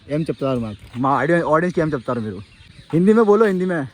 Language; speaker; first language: Telugu; non-native, local second language; Hindi